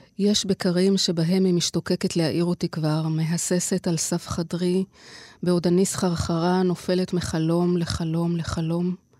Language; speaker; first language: Hebrew; native; Hebrew